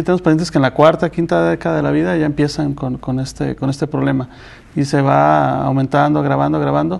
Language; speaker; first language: Spanish; native; Spanish